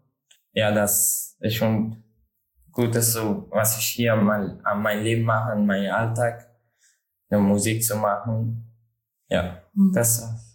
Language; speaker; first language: German; non-native, learner; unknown